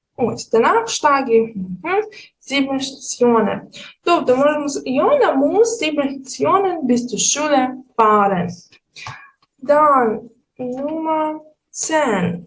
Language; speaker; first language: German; non-native, fluent; Ukrainian